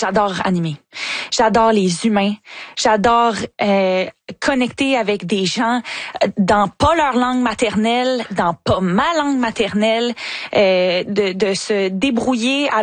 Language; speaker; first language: French; native; French